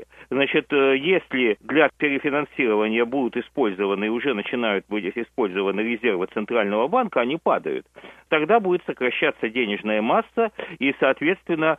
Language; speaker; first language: Russian; native; Russian